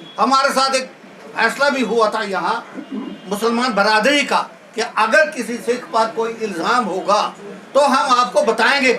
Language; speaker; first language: Hindi; non-native, local second language; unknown